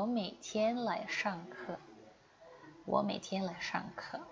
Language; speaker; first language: Chinese; non-native, fluent; Indonesian